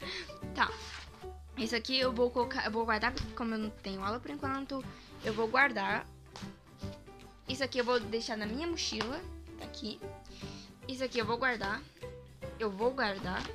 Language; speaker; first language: Portuguese; early bilingual, heritage; Portuguese